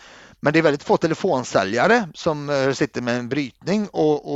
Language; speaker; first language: Swedish; early bilingual, other home language; Arabic